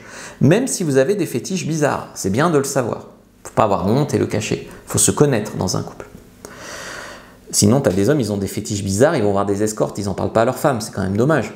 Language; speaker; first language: French; native; French